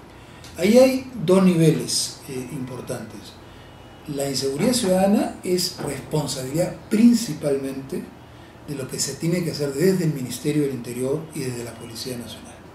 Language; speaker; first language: Spanish; native; Spanish